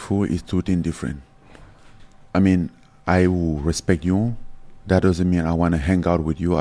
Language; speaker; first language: English; non-native, local second language; French